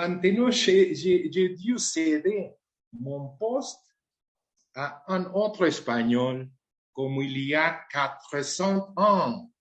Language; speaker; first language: French; non-native, fluent; Spanish